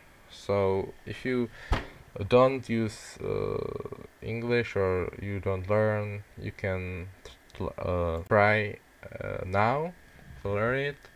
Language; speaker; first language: English; non-native, learner; Czech